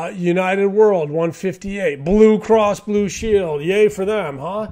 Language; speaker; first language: English; native; English